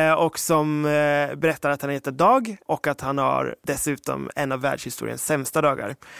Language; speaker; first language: Swedish; early bilingual, other home language; English